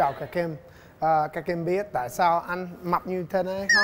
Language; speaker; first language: Vietnamese; non-native, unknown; English